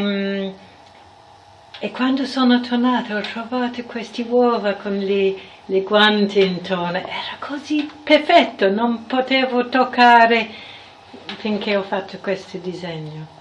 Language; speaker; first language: Italian; non-native, fluent; English